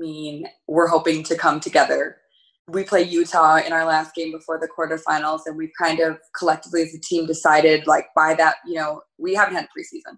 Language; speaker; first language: English; native; English